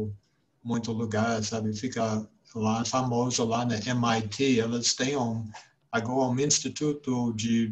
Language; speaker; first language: Portuguese; non-native, fluent; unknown